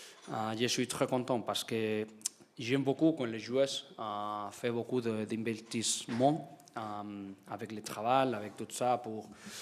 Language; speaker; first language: French; non-native, learner; Spanish